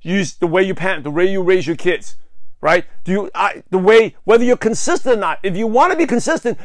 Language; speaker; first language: English; native; English